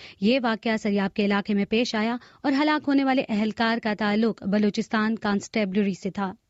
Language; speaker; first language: Urdu; native; Urdu